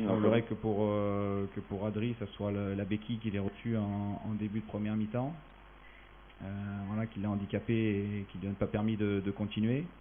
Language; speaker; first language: French; native; French